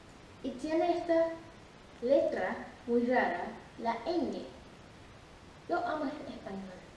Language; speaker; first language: Spanish; early bilingual, heritage; Spanish